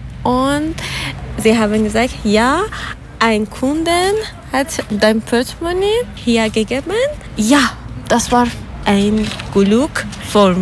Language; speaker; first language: German; non-native, learner; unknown